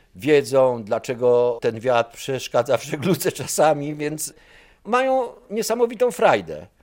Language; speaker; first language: Polish; native; Polish